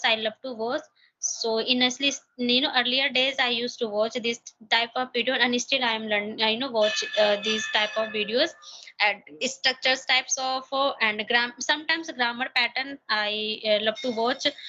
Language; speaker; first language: English; non-native, learner; Hindi